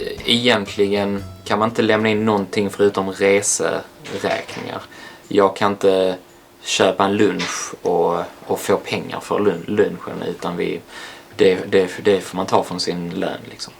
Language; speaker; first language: Swedish; native; Swedish